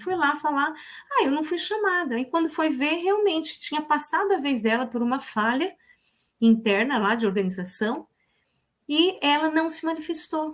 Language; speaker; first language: Portuguese; native; Portuguese